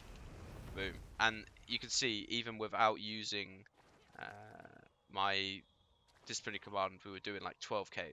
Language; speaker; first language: English; native; English